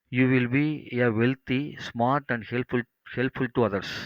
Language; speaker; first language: English; non-native, local second language; Tamil